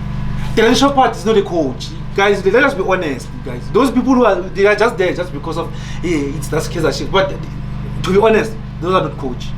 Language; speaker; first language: English; non-native, local second language; Zulu